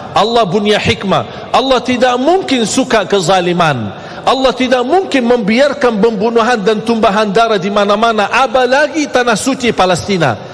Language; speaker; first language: Malay; non-native, fluent; Arabic